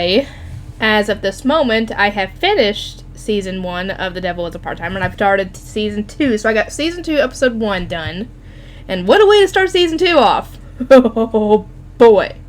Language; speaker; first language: English; native; English